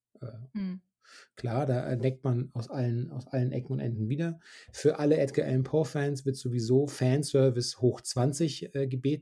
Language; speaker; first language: German; native; German